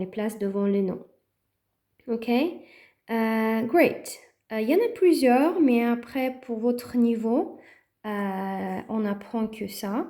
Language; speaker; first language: French; native; French